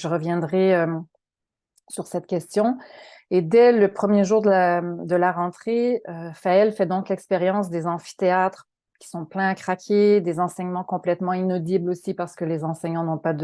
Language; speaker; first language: French; native; French